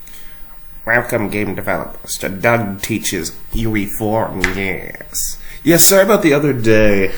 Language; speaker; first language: English; native; English